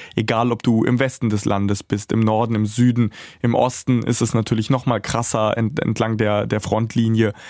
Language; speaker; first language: German; early bilingual, other home language; Russian